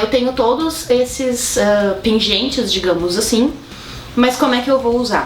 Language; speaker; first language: Portuguese; native; Portuguese